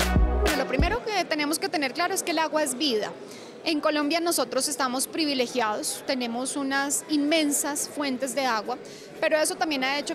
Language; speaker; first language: Spanish; native; Spanish